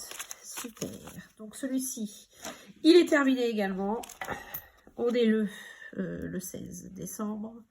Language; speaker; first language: French; native; French